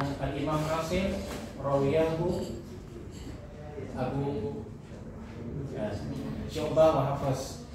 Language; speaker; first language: Arabic; non-native, learner; Indonesian